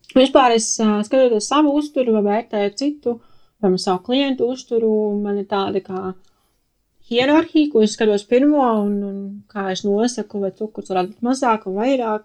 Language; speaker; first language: Latvian; non-native, local second language; Russian